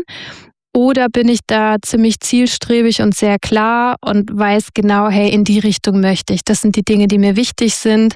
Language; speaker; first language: German; native; German